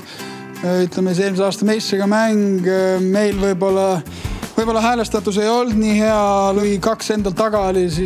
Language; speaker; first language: Estonian; native; Estonian